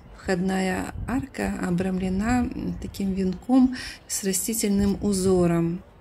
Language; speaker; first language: Russian; native; Russian